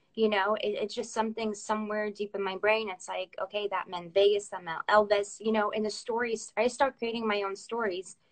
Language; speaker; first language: English; early bilingual, other home language; Russian